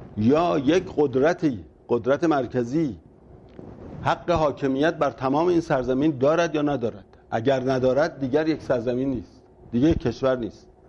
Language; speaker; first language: Persian; native; Persian